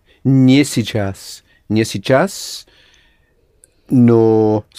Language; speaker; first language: Russian; non-native, learner; English